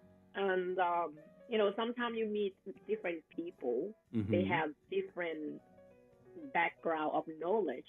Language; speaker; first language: English; non-native, fluent; Thai